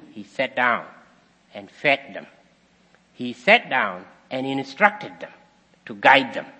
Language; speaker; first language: English; non-native, fluent; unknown